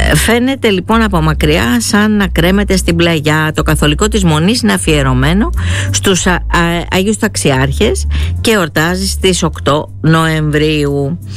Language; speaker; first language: Greek; native; Greek